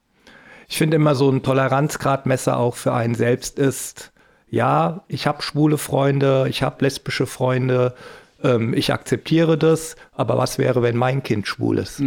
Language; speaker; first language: German; native; German